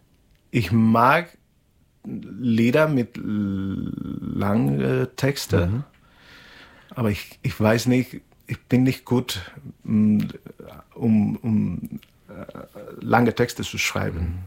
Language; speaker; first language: German; non-native, fluent; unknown